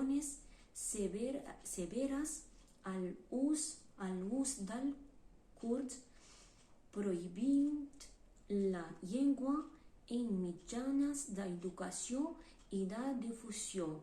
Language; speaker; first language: Catalan; non-native, learner; Kurdish